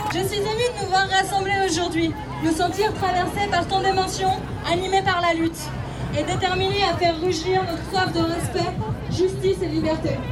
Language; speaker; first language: French; native; French